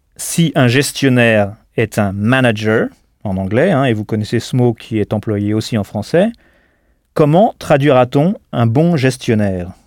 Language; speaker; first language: French; native; French